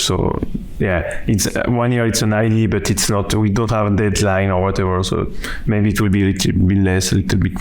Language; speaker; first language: English; non-native, fluent; French